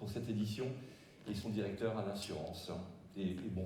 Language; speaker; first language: French; native; French